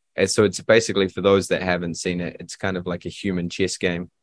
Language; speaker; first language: English; native; English